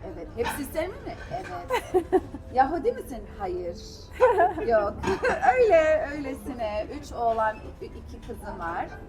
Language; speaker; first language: Turkish; early bilingual, heritage; Turkish